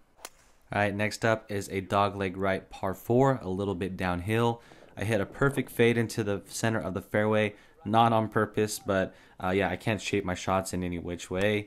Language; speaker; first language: English; native; English